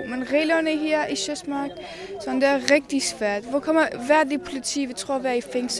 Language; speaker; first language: Danish; non-native, learner; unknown